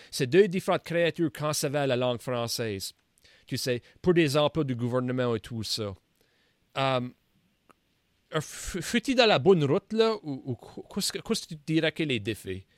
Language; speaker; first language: French; native; French